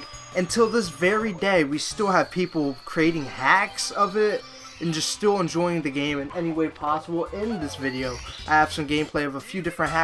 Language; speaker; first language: English; native; English